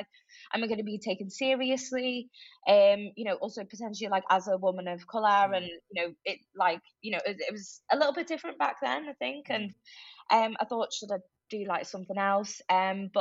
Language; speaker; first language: English; native; English